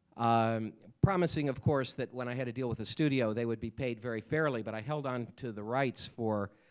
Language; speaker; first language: English; native; English